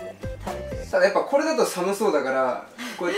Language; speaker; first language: Japanese; native; Japanese